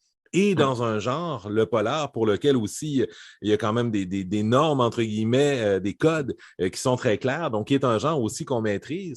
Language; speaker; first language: French; native; French